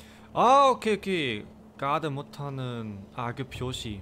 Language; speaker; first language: Korean; non-native, fluent; German